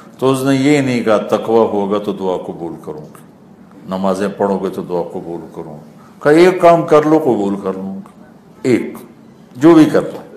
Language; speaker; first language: Urdu; non-native, local second language; Punjabi